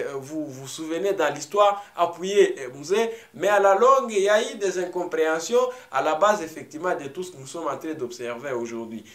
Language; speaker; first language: French; non-native, local second language; Swahili